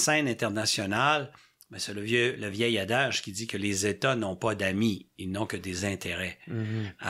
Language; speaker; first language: French; native; French